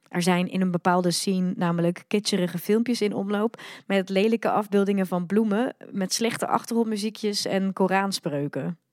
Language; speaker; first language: Dutch; early bilingual, other home language; Arabic